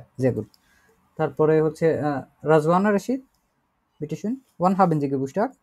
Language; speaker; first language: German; non-native, fluent; Bangla